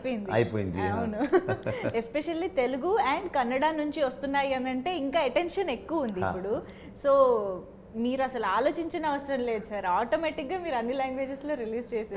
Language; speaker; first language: Telugu; native; Telugu